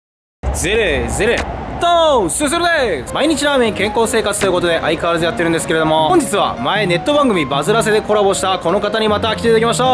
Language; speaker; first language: Japanese; native; Japanese